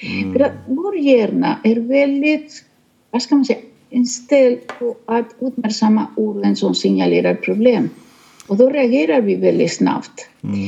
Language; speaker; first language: Swedish; non-native, fluent; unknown